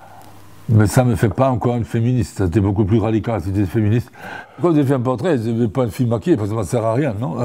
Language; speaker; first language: French; non-native, fluent; German